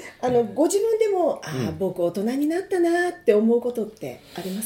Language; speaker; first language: Japanese; native; Japanese